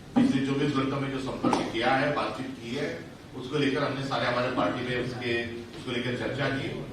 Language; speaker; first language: Hindi; non-native, local second language; Marathi